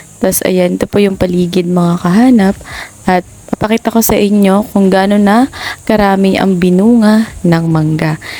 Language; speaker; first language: Filipino; non-native, local second language; Bikol